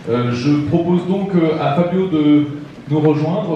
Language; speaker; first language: French; native; French